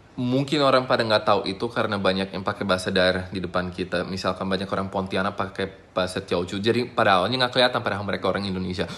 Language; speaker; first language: Indonesian; non-native, fluent; English